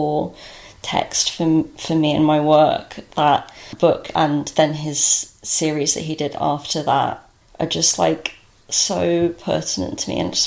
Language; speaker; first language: English; native; English